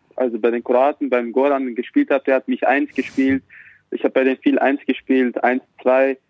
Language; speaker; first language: German; native; German